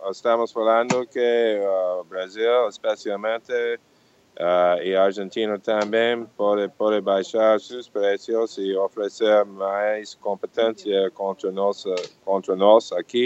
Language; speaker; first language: Portuguese; non-native, fluent; English